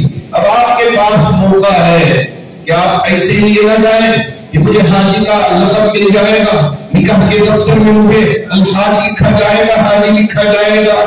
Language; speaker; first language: Urdu; native; Urdu